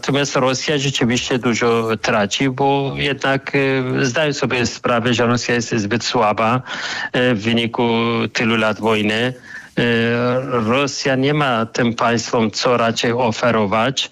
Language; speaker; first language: Polish; non-native, fluent; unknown